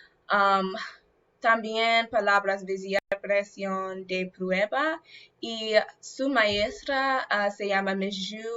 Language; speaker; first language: Spanish; non-native, learner; English